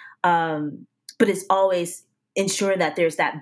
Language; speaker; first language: English; native; English